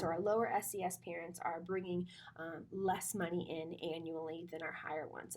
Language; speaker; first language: English; native; English